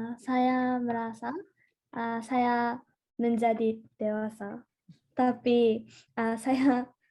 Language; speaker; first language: Indonesian; non-native, learner; Japanese